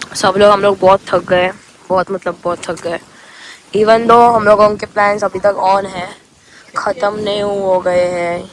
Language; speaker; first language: Hindi; non-native, local second language; Marathi